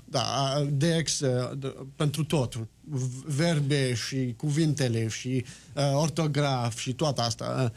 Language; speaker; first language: Romanian; non-native, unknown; French